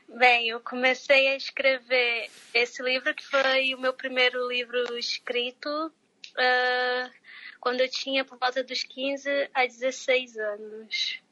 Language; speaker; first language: Portuguese; native; Portuguese